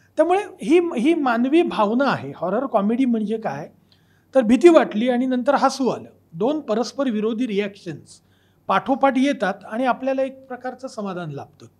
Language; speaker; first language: Marathi; native; Marathi